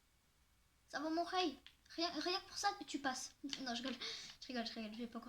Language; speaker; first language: French; native; French